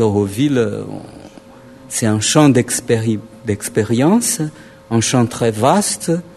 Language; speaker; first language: French; non-native, fluent; Portuguese